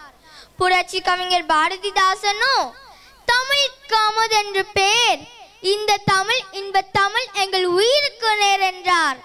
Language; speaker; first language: Tamil; early bilingual, heritage; Tamil